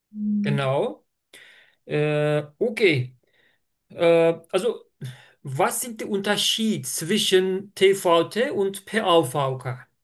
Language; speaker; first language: German; non-native, fluent; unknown